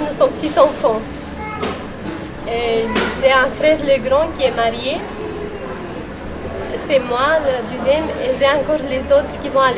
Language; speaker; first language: French; early bilingual, other home language; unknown